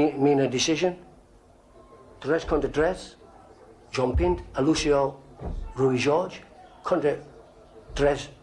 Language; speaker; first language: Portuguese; non-native, learner; English